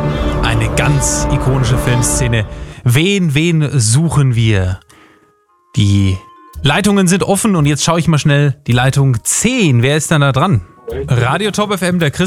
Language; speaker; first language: German; native; German